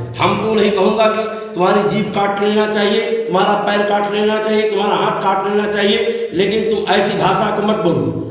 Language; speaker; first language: Hindi; native; Hindi